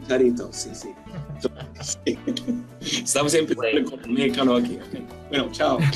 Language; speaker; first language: Spanish; non-native, fluent; English